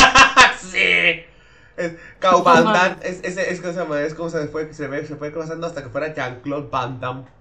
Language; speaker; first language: Spanish; native; Spanish